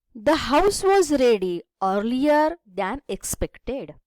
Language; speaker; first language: English; non-native, local second language; Marathi